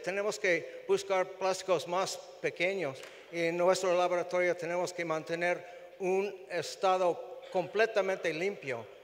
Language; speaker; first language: Spanish; non-native, fluent; English